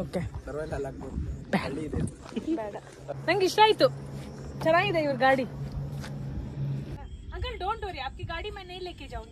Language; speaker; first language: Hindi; non-native, local second language; Kannada